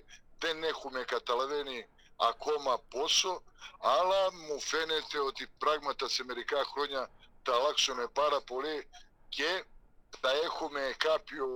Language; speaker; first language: Greek; non-native, fluent; Serbian